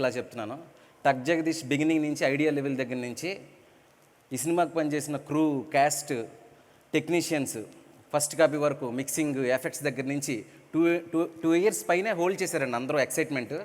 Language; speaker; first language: Telugu; native; Telugu